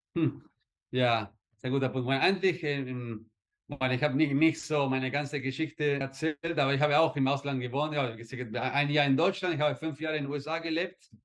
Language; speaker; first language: German; early bilingual, heritage; Spanish